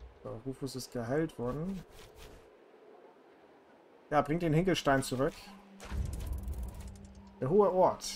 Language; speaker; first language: German; native; German